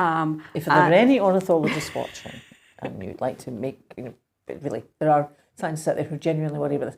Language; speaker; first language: English; native; English